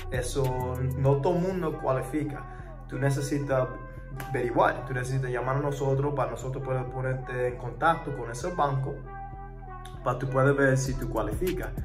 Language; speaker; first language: Spanish; early bilingual, heritage; English